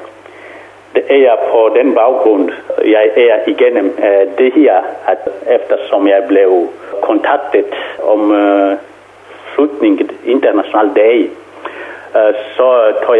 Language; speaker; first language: Danish; non-native, fluent; Kongo